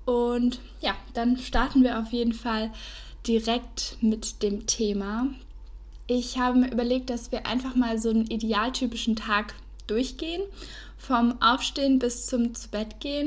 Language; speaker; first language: German; native; German